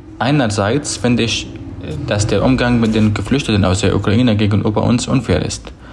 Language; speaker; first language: German; non-native, fluent; Arabic